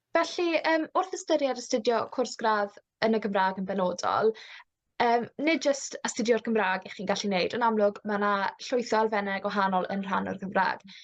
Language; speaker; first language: Welsh; native; Welsh